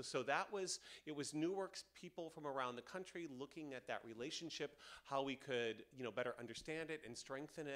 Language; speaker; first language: English; native; English